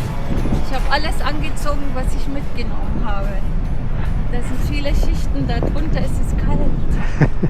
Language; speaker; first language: German; non-native, fluent; Arabic